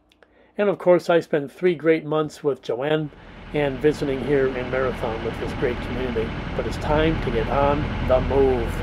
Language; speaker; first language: English; native; English